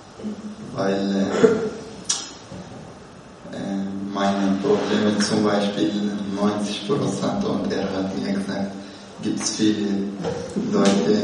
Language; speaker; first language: German; non-native, learner; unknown